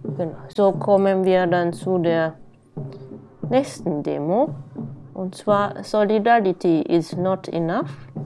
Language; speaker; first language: German; non-native, fluent; Japanese